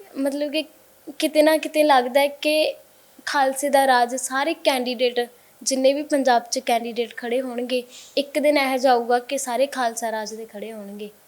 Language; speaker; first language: Punjabi; native; Punjabi